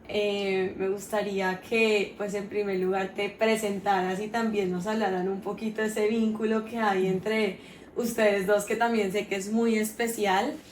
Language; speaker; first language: Spanish; native; Spanish